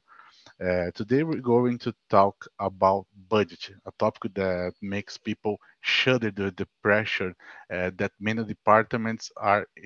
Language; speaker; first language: English; non-native, fluent; Portuguese